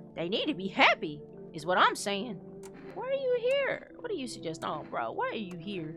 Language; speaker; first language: English; native; English